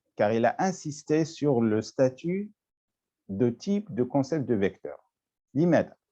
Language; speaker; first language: French; non-native, local second language; Arabic